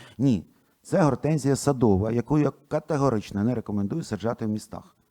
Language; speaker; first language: Ukrainian; non-native, local second language; Russian